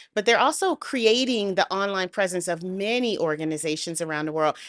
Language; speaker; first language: English; native; English